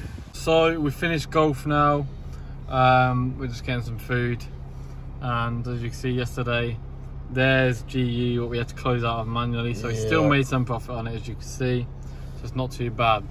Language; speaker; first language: English; native; English